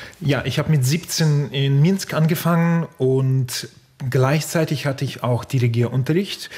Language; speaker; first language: German; non-native, fluent; Russian